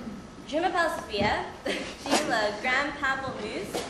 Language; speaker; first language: French; non-native, learner; English